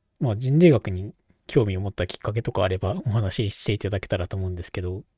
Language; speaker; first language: Japanese; native; Japanese